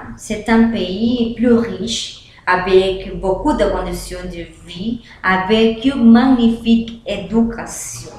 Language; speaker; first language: French; non-native, learner; Spanish